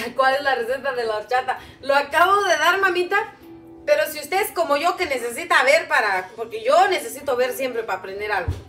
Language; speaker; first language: Spanish; non-native, local second language; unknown